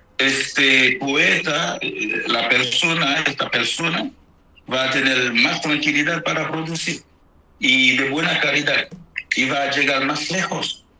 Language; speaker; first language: Spanish; non-native, fluent; Haitian Creole